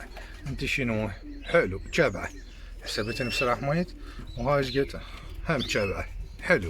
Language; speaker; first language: Arabic; native; Arabic